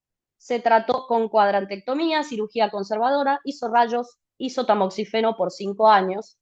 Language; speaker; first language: Spanish; native; Spanish